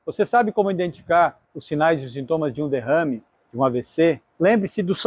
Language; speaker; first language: Portuguese; native; Portuguese